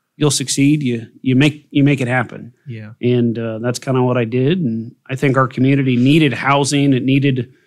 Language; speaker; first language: English; native; English